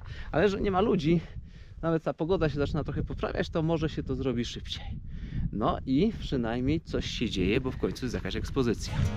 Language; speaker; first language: Polish; native; Polish